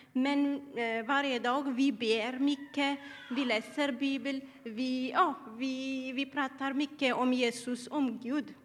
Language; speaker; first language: Swedish; non-native, learner; Tigrinya